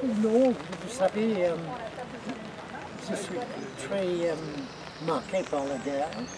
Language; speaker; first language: French; non-native, learner; English